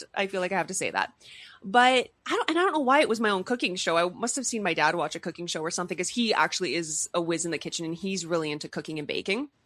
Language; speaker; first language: English; native; English